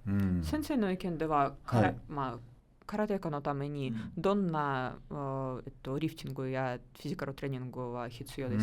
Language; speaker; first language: Japanese; non-native, learner; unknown